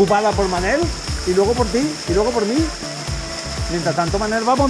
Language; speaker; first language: Spanish; non-native, local second language; Catalan